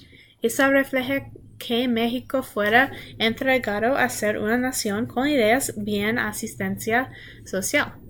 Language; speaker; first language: Spanish; non-native, learner; English